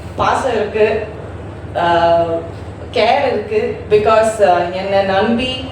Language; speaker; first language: Tamil; non-native, learner; Malayalam